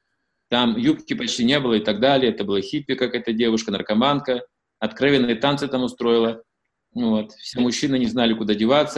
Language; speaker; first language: Russian; native; Russian